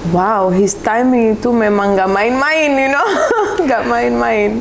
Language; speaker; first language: English; early bilingual, other home language; Indonesian